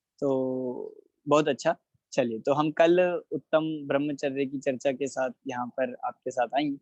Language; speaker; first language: Hindi; native; Hindi